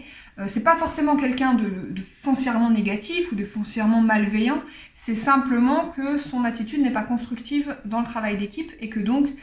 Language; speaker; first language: French; native; French